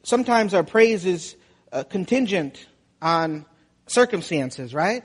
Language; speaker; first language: English; native; English